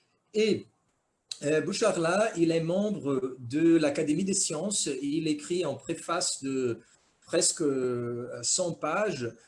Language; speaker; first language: French; non-native, fluent; Portuguese